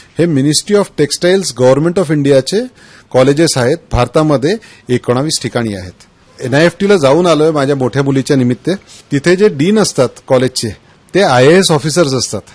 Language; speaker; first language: Marathi; non-native, local second language; Gujarati